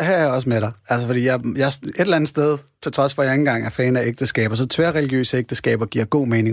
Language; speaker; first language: Danish; native; Danish